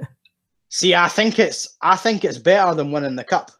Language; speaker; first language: English; native; English